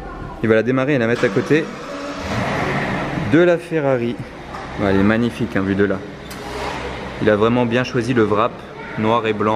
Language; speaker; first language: French; native; French